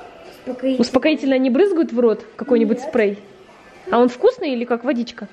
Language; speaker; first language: Russian; native; Russian